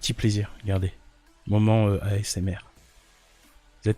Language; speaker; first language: French; native; French